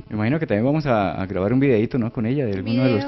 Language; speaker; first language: Spanish; native; Spanish